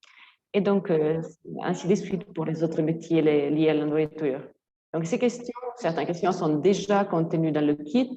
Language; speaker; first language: French; non-native, fluent; Italian